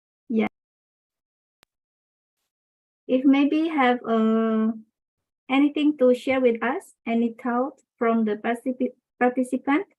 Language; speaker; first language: English; non-native, local second language; Indonesian